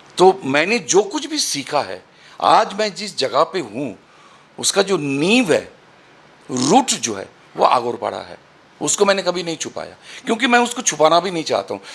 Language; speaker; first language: Hindi; non-native, local second language; Bangla